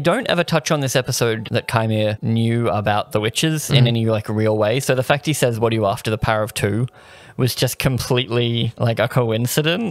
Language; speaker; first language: English; native; English